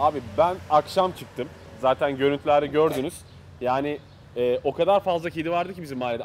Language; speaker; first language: Turkish; native; Turkish